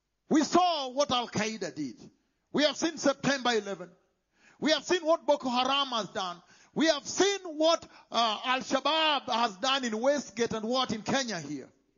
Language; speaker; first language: English; non-native, local second language; Luo (Kenya and Tanzania)